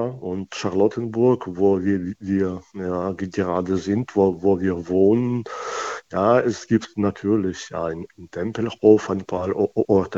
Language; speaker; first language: German; non-native, fluent; Russian